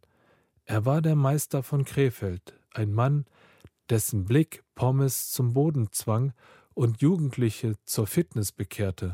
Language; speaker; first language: German; early bilingual, other home language; Korean